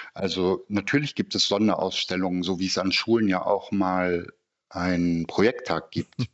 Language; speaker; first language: German; early bilingual, other home language; Turkish